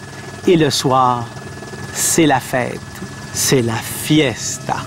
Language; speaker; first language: French; native; French